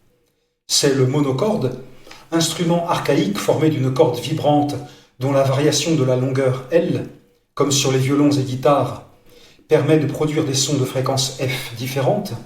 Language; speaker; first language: French; native; French